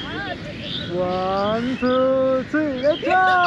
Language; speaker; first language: English; non-native, learner; Vietnamese